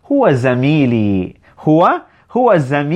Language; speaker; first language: Arabic; non-native, fluent; English